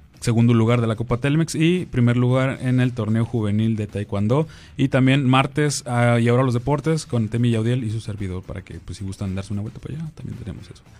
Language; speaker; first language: Spanish; native; Spanish